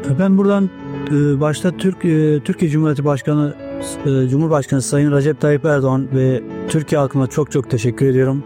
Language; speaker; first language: Turkish; native; Turkish